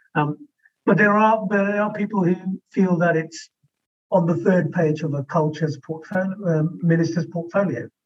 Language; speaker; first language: English; native; English